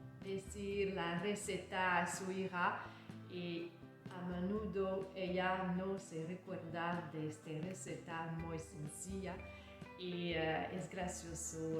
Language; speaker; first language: Spanish; non-native, learner; French